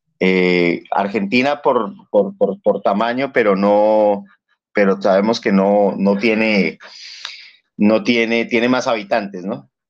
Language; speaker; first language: Spanish; native; Spanish